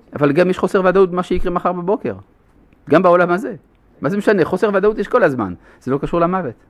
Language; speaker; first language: Hebrew; non-native, fluent; French